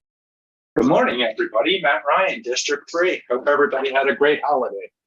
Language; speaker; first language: English; native; English